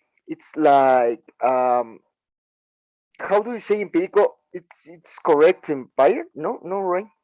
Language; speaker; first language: English; non-native, learner; Spanish